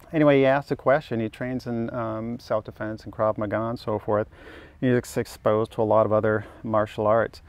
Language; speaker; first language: English; native; English